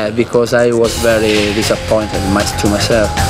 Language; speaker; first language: English; non-native, learner; Italian